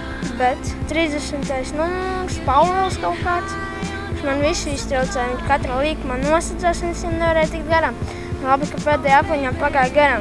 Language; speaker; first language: Latvian; native; Latvian